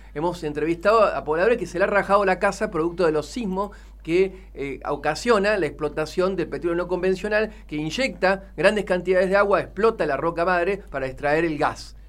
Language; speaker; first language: Spanish; native; Spanish